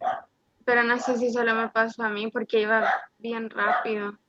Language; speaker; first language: Spanish; native; Spanish